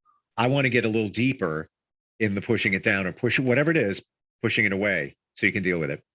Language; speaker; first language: English; native; English